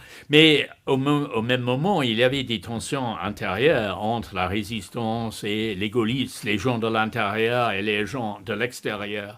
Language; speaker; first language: French; non-native, fluent; English